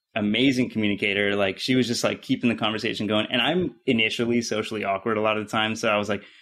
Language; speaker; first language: English; native; English